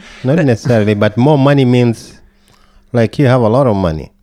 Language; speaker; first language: English; non-native, local second language; Gusii